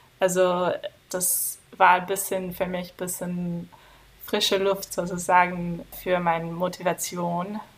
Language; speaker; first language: German; non-native, fluent; English